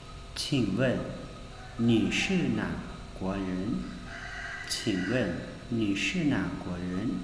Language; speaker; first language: Chinese; non-native, fluent; Hmong